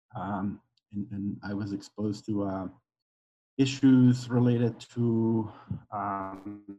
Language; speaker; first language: English; non-native, fluent; Spanish